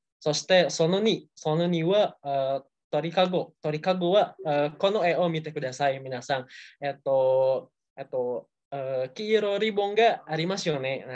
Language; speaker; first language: Japanese; non-native, learner; Indonesian